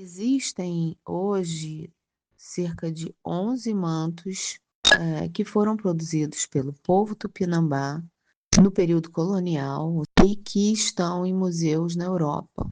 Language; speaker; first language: Portuguese; native; Portuguese